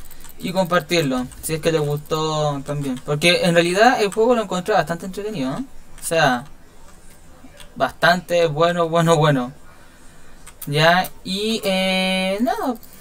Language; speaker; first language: Spanish; native; Spanish